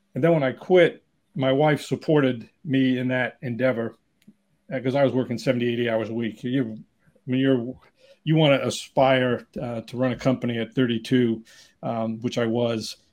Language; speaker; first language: English; native; English